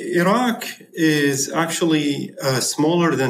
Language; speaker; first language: English; non-native, fluent; Arabic